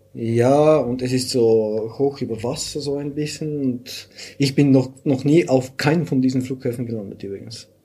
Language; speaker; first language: German; non-native, fluent; Bulgarian